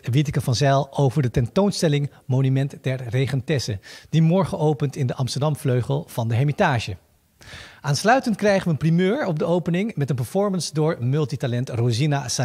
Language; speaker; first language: Dutch; native; Dutch